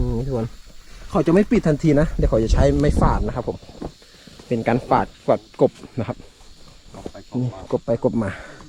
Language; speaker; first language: Thai; non-native, local second language; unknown